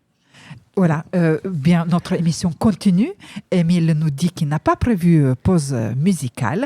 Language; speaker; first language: French; native; French